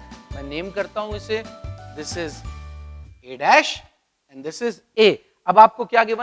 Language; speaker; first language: Hindi; native; Hindi